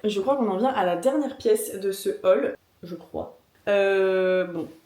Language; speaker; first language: French; native; French